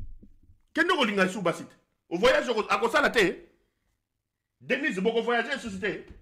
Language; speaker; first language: French; non-native, local second language; Lingala